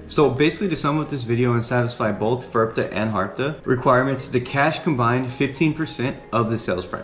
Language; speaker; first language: English; native; English